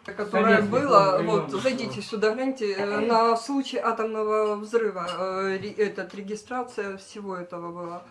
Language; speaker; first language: Russian; native; Russian